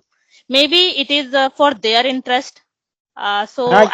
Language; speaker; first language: English; non-native, local second language; Hindi